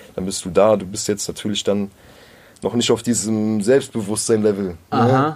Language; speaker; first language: German; native; German